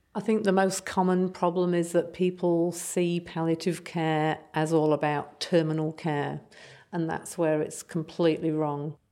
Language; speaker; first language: English; native; English